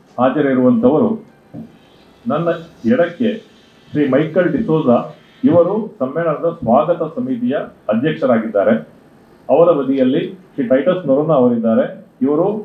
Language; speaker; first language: Kannada; non-native, local second language; Konkani